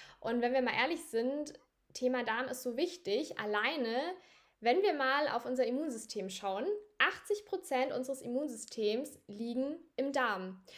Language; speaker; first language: German; native; German